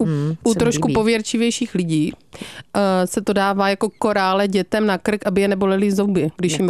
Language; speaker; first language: Czech; native; Czech